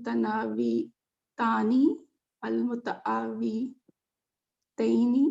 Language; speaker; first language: Arabic; non-native, learner; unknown